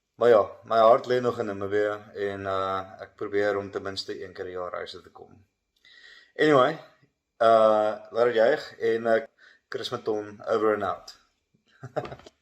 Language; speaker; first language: Afrikaans; native; Afrikaans